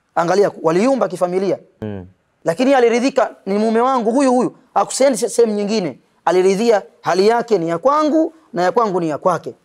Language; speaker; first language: Swahili; native; Swahili